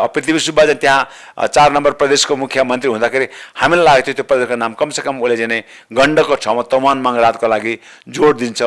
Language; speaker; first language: Nepali; non-native, local second language; Sherpa